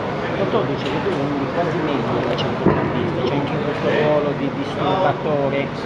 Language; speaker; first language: Italian; native; Italian